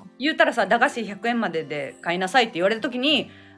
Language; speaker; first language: Japanese; native; Japanese